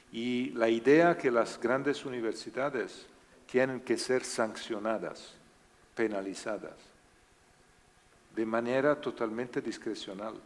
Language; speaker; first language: Spanish; non-native, learner; Italian